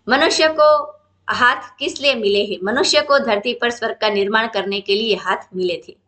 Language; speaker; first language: Hindi; non-native, local second language; Gujarati